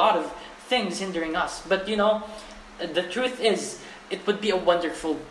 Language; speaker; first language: English; non-native, local second language; Filipino